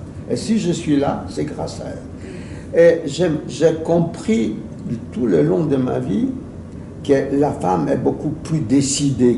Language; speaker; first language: French; non-native, fluent; Yiddish